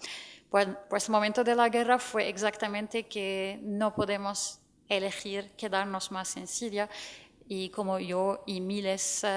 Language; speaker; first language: Spanish; non-native, fluent; Arabic